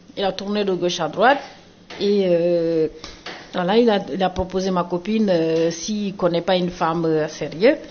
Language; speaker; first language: French; non-native, local second language; Wolof